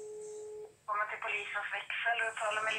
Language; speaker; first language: Swedish; native; Swedish